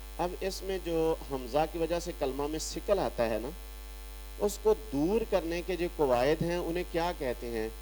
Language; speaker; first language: Urdu; non-native, local second language; Punjabi